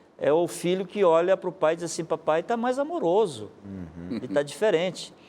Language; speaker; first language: Portuguese; native; Portuguese